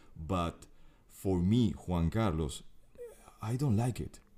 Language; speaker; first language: English; non-native, fluent; Spanish